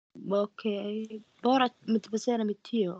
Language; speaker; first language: Swedish; non-native, learner; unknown